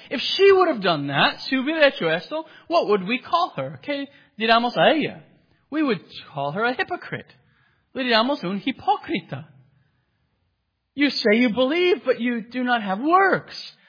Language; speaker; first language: English; native; English